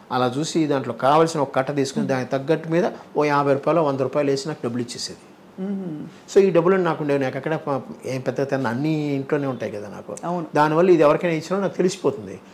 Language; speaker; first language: Telugu; native; Telugu